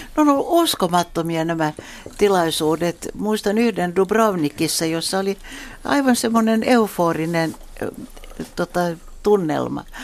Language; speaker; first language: Finnish; non-native, local second language; Swedish